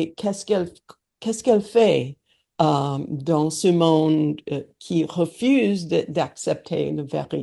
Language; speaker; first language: French; non-native, learner; English